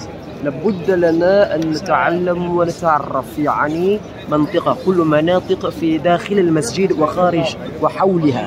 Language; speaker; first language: Arabic; non-native, learner; Malay